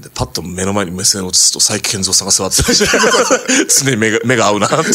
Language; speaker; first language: Japanese; native; Japanese